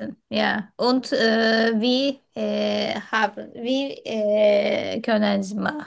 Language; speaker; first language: German; non-native, learner; Turkish